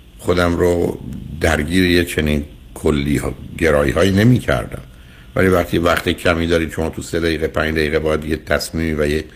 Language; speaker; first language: Persian; native; Persian